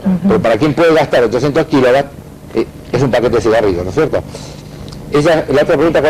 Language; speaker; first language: Spanish; native; Spanish